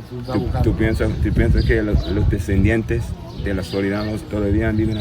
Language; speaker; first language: Spanish; non-native, learner; English